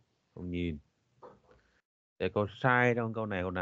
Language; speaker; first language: Vietnamese; native; Vietnamese